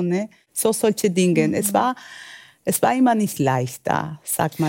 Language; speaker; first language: German; non-native, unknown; Spanish